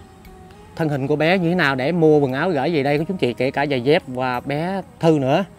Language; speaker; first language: Vietnamese; native; Vietnamese